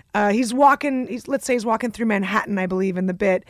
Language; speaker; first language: English; early bilingual, other home language; Russian